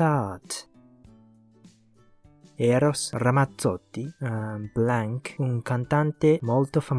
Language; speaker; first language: Italian; non-native, learner; Japanese